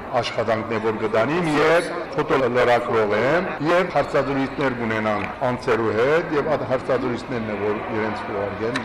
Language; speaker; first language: Armenian; early bilingual, heritage; Armenian